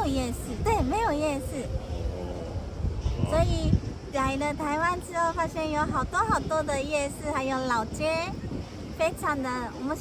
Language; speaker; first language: Chinese; early bilingual, heritage; Japanese